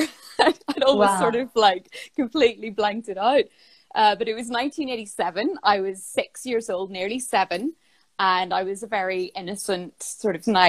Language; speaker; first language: English; native; English